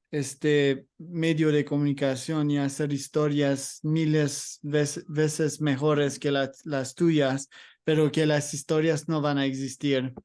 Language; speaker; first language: Spanish; non-native, learner; English